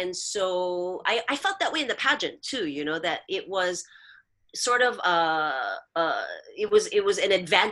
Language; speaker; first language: English; early bilingual, other home language; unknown